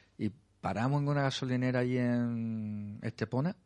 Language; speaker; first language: Spanish; native; Spanish